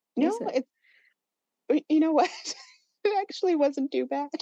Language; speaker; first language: English; native; English